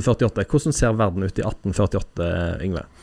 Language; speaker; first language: Norwegian; native; Norwegian